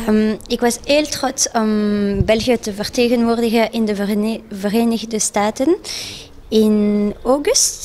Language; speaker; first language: Dutch; non-native, local second language; French